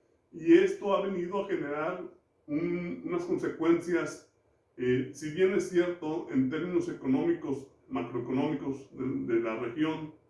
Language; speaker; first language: Spanish; native; Spanish